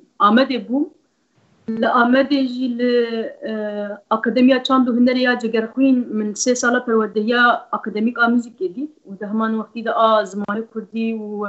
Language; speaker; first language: Kurdish; native; Kurdish